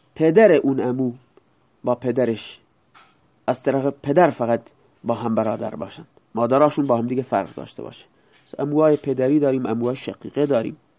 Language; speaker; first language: Persian; non-native, local second language; Baluchi